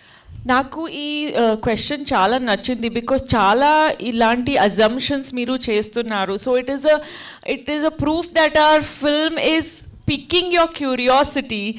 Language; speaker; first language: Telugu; non-native, learner; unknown